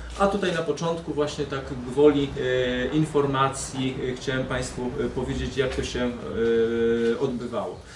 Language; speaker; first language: Polish; native; Polish